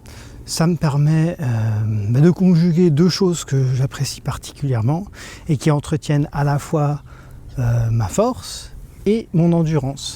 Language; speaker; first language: French; native; French